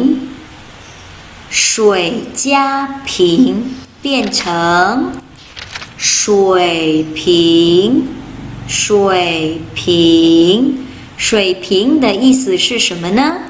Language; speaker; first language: Chinese; non-native, fluent; Indonesian